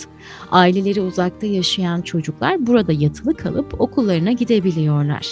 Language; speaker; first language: Turkish; native; Turkish